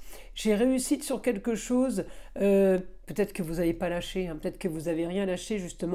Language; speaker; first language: French; native; French